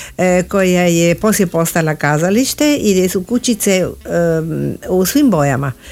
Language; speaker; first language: Croatian; early bilingual, heritage; Croatian